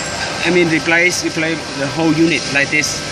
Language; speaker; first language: English; non-native, learner; Vietnamese